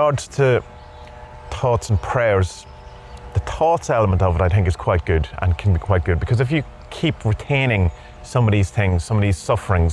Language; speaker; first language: English; native; English